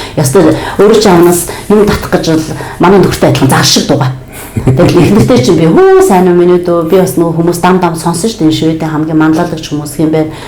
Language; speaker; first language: Mongolian; native; Mongolian